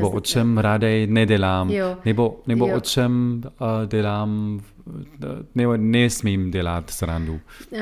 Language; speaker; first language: Czech; non-native, learner; German